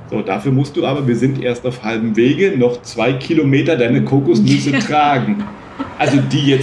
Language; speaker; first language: German; native; German